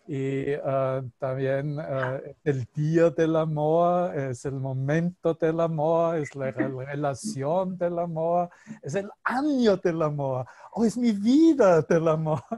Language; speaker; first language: Spanish; non-native, fluent; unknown